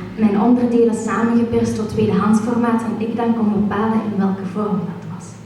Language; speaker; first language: Dutch; native; Dutch